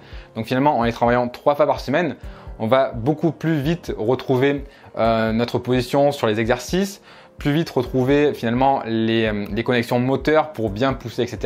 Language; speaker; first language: French; native; French